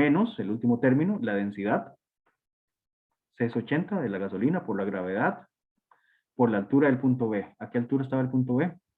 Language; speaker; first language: Spanish; native; Spanish